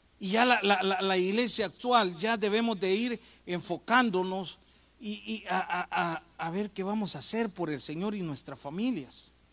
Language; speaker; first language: Spanish; native; Spanish